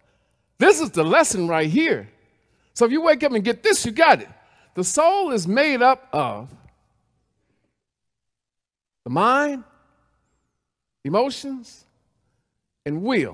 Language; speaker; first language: English; native; English